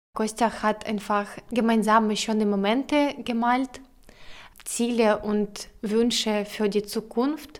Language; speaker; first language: German; non-native, learner; Ukrainian